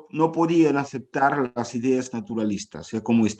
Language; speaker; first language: Spanish; non-native, fluent; Ukrainian